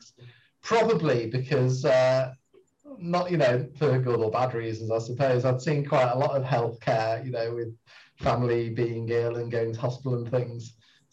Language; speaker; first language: English; native; English